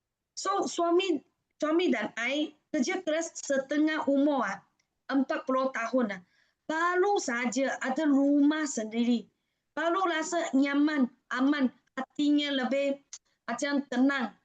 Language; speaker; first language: Indonesian; non-native, fluent; Malay